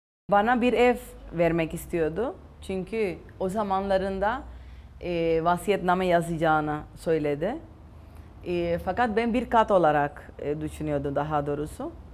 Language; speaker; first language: Turkish; non-native, fluent; Spanish